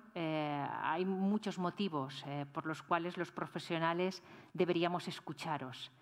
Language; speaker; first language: Spanish; non-native, local second language; Catalan